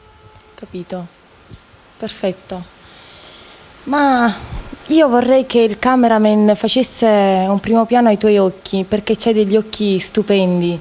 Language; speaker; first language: Italian; native; Italian